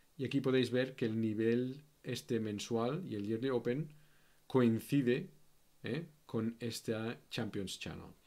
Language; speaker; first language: Spanish; native; Spanish